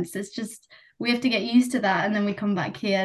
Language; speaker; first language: English; non-native, local second language; Nepali